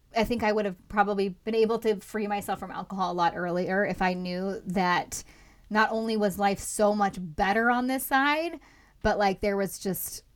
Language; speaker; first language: English; native; English